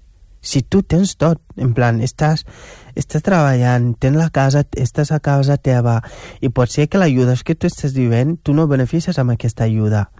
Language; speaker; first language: Catalan; non-native, local second language; Wolof